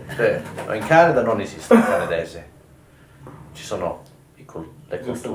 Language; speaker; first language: Italian; early bilingual, heritage; English